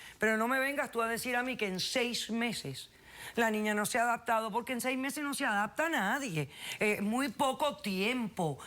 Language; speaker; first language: Spanish; early bilingual, heritage; Spanish